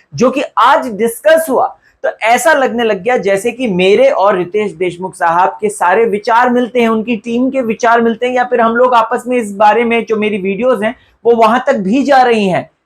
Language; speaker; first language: Hindi; non-native, local second language; Marathi